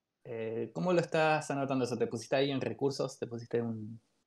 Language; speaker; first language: Spanish; native; Spanish